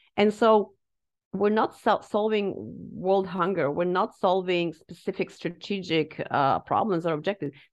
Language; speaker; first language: English; non-native, fluent; Slovak